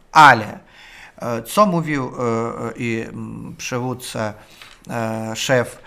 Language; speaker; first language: Polish; non-native, learner; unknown